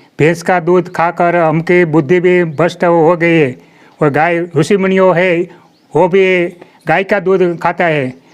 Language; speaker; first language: Hindi; non-native, local second language; Gujarati